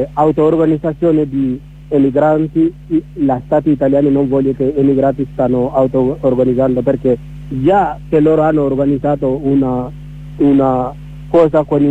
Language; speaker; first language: Italian; non-native, learner; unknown